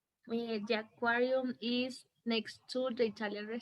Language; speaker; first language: English; non-native, learner; Spanish